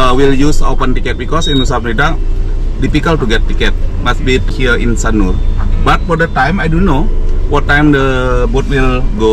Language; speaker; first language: English; non-native, learner; Indonesian